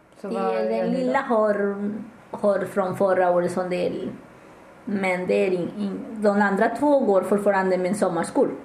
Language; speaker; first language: Swedish; non-native, fluent; Spanish